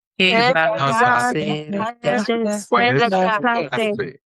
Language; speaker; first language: Spanish; non-native, learner; English